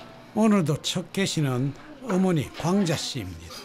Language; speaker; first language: Korean; native; Korean